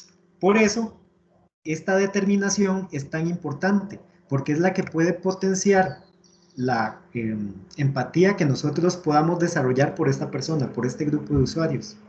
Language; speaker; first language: Spanish; native; Spanish